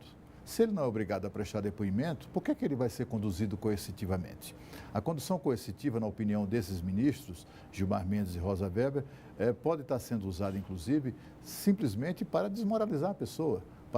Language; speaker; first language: Portuguese; native; Portuguese